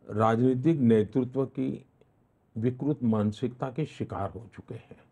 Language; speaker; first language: Hindi; non-native, local second language; Gujarati